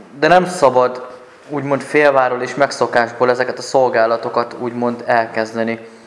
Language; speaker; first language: Hungarian; native; Hungarian